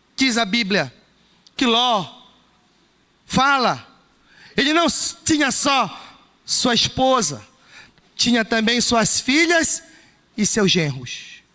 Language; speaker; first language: Portuguese; native; Portuguese